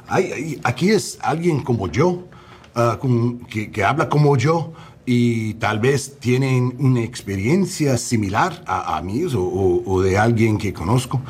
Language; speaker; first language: Spanish; non-native, learner; English